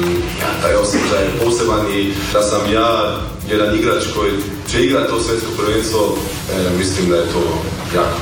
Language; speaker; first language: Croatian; early bilingual, heritage; Croatian